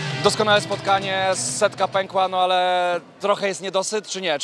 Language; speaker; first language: Polish; native; Polish